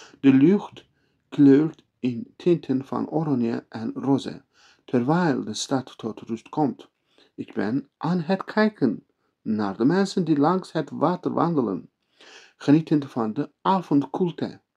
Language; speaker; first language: Dutch; non-native, fluent; Turkish